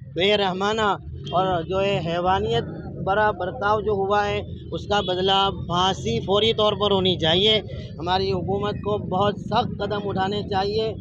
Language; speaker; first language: Hindi; non-native, local second language; Gujarati